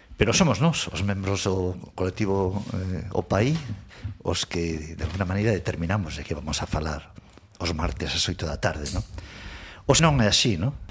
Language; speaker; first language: Galician; non-native, local second language; Spanish